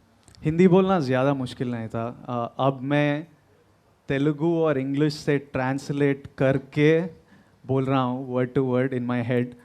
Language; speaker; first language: Hindi; non-native, local second language; Telugu